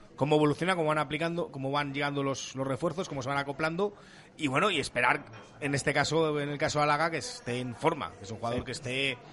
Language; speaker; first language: Spanish; native; Spanish